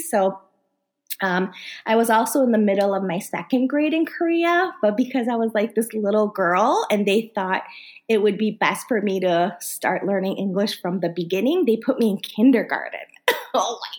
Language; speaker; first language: English; early bilingual, other home language; Korean